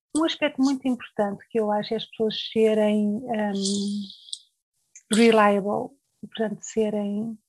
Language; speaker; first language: Portuguese; native; Portuguese